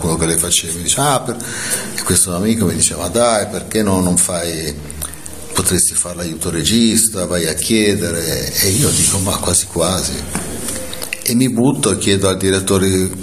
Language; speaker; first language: Italian; native; Italian